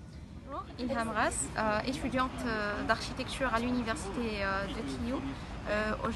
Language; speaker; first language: French; non-native, local second language; Arabic